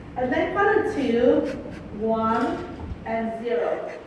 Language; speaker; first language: English; non-native, fluent; Vietnamese